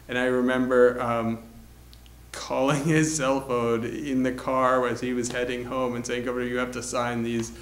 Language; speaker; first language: English; native; English